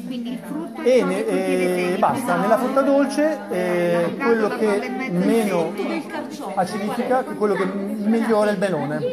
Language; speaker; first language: Italian; native; Italian